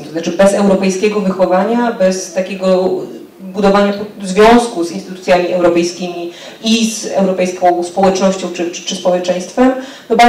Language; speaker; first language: Polish; native; Polish